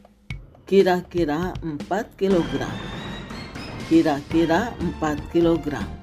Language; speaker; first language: Arabic; non-native, fluent; Indonesian